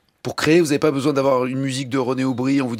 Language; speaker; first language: French; native; French